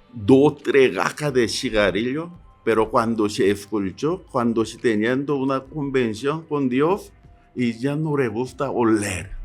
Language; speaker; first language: Spanish; non-native, learner; Korean